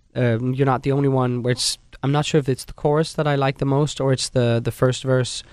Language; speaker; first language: English; non-native, fluent; Danish